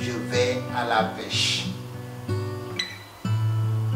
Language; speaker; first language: French; non-native, fluent; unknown